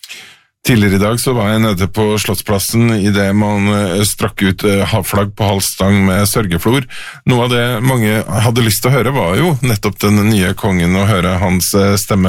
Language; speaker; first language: Norwegian; native; Norwegian